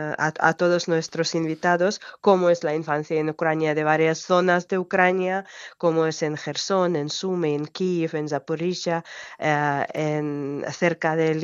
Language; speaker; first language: Spanish; non-native, fluent; Ukrainian